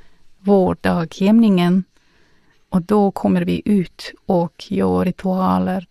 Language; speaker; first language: Swedish; non-native, learner; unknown